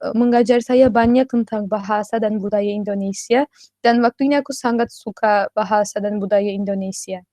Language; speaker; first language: Indonesian; non-native, fluent; Turkish